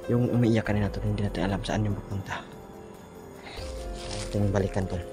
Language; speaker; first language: Filipino; non-native, local second language; Cebuano